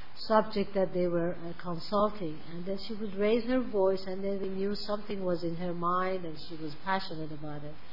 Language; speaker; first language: English; non-native, fluent; Persian